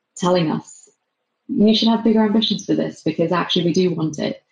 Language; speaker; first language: English; native; English